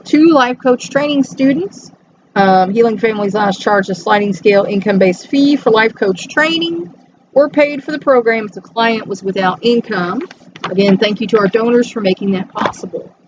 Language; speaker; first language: English; native; English